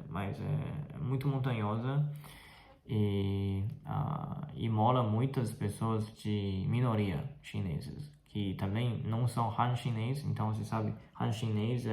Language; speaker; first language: Portuguese; non-native, fluent; Chinese